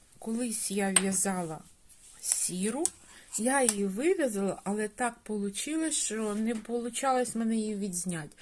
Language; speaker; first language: Ukrainian; non-native, local second language; Russian